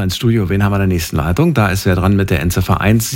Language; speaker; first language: German; native; German